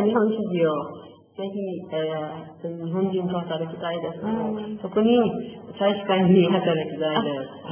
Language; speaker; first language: Japanese; non-native, learner; Persian